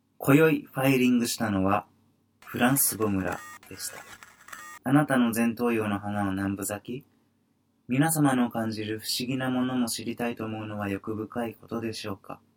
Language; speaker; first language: Japanese; native; Japanese